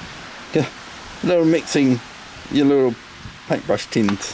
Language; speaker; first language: English; native; English